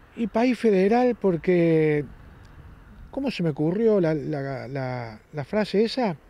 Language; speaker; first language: Spanish; native; Spanish